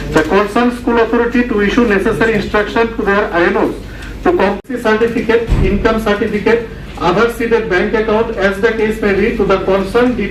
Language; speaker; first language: English; non-native, local second language; Bangla